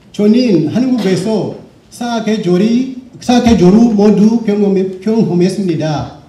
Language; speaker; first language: Korean; non-native, learner; Shona